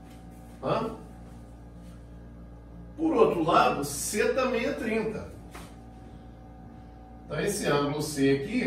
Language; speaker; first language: Portuguese; native; Portuguese